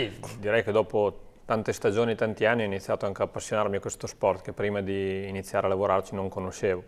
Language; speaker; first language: Italian; native; Italian